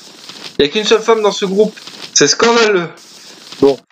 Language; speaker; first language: French; native; French